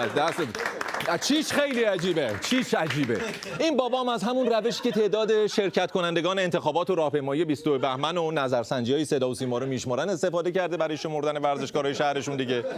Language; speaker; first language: Persian; native; Persian